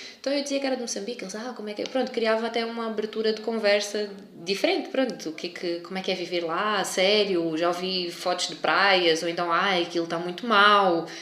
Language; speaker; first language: Portuguese; native; Portuguese